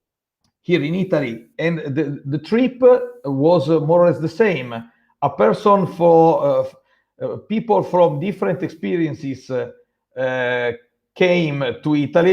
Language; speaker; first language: English; non-native, fluent; Italian